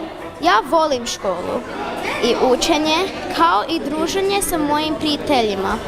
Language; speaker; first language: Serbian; early bilingual, heritage; Serbian